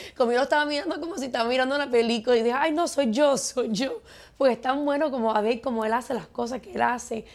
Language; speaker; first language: Spanish; early bilingual, heritage; Spanish